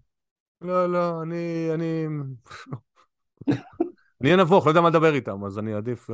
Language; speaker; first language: Hebrew; native; Hebrew